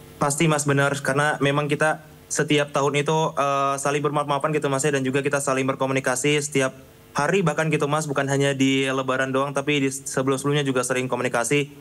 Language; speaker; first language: Indonesian; native; Indonesian